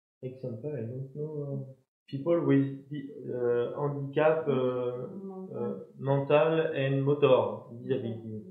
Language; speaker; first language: English; non-native, learner; French